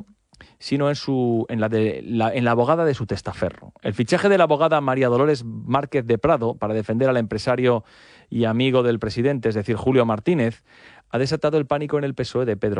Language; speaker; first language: Spanish; native; Spanish